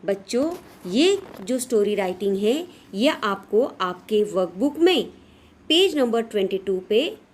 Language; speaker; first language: Hindi; non-native, local second language; Marathi